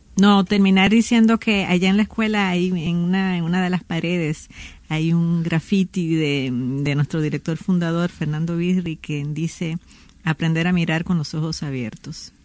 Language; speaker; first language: Spanish; native; Spanish